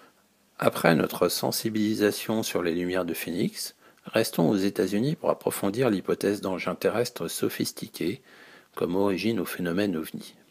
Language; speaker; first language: French; native; French